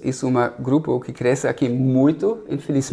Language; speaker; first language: Portuguese; non-native, fluent; German